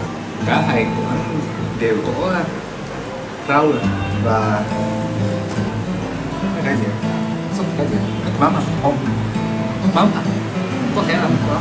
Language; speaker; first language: Vietnamese; non-native, learner; Japanese